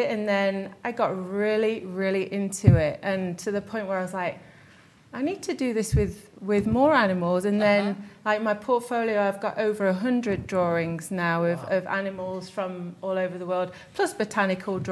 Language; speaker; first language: English; native; English